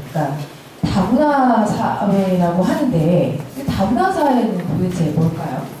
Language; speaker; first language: Korean; native; Korean